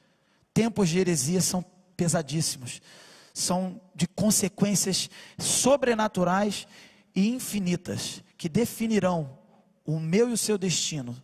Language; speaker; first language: Portuguese; native; Portuguese